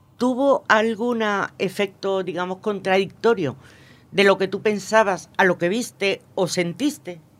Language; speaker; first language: Spanish; native; Spanish